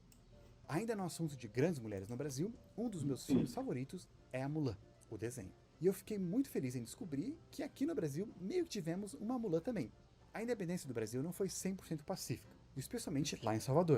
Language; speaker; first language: Portuguese; native; Portuguese